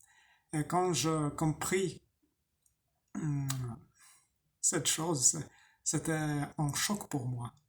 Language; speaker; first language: French; non-native, learner; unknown